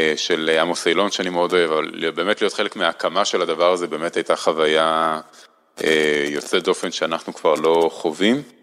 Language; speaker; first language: Hebrew; native; Hebrew